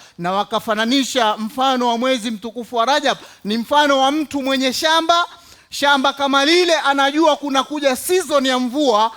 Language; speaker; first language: Swahili; native; Swahili